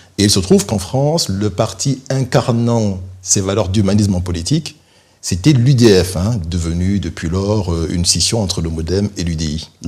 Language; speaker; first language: French; early bilingual, other home language; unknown